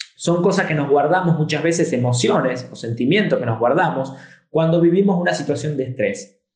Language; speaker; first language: Spanish; native; Spanish